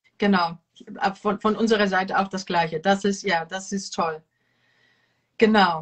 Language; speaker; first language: German; non-native, fluent; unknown